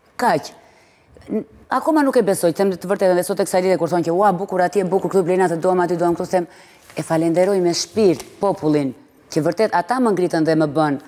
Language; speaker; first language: Albanian; early bilingual, heritage; Albanian